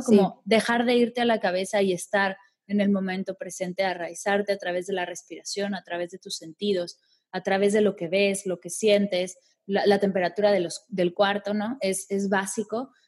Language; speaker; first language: Spanish; native; Spanish